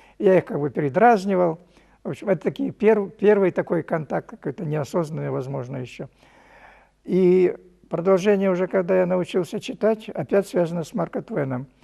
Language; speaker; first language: Russian; native; Russian